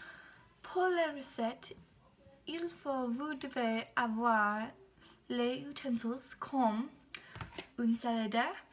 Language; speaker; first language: French; non-native, learner; English